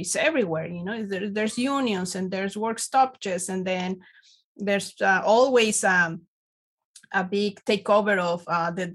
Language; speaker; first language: English; non-native, fluent; Spanish